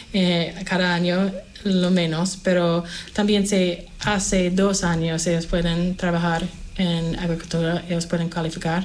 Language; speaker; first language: Spanish; non-native, fluent; English